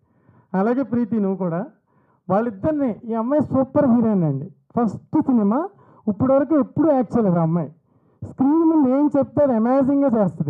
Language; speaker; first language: Telugu; native; Telugu